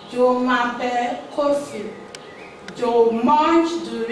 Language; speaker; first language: French; non-native, fluent; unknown